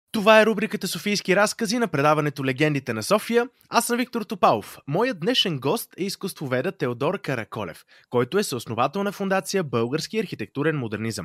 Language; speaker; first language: Bulgarian; native; Bulgarian